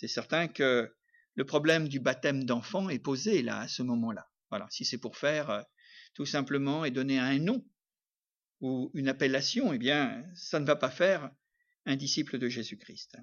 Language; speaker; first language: French; native; French